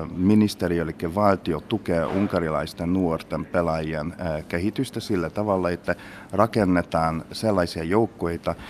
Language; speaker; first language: Finnish; non-native, fluent; Hungarian